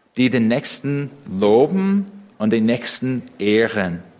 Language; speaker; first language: German; non-native, fluent; English